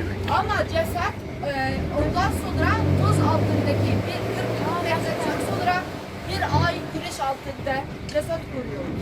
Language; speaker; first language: Turkish; non-native, learner; Arabic